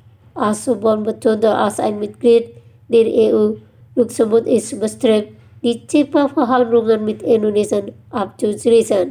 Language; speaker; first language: German; non-native, fluent; Indonesian